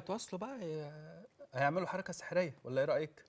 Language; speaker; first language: Arabic; native; Arabic